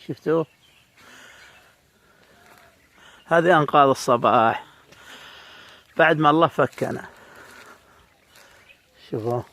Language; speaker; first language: Arabic; native; Arabic